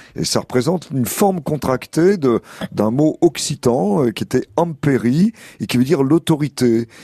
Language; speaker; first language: French; native; French